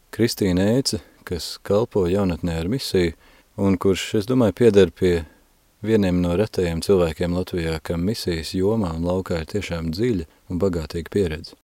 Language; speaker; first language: Latvian; native; Latvian